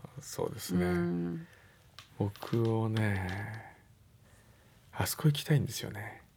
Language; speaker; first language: Japanese; native; Japanese